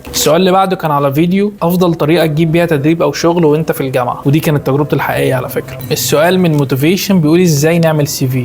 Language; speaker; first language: Arabic; native; Arabic